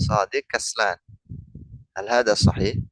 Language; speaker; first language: Arabic; non-native, fluent; Indonesian